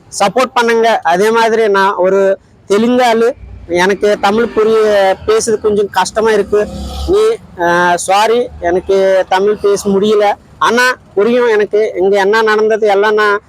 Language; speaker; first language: Tamil; non-native, local second language; Telugu